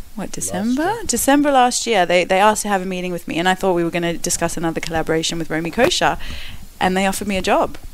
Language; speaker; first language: English; native; English